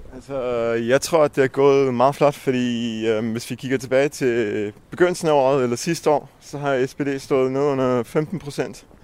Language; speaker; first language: Danish; early bilingual, heritage; Danish